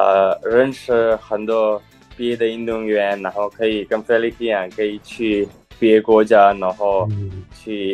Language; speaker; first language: Chinese; non-native, fluent; Indonesian